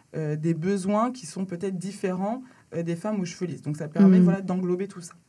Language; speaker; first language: French; early bilingual, other home language; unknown